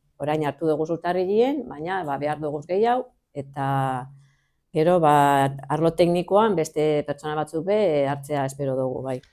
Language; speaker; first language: Basque; native; Basque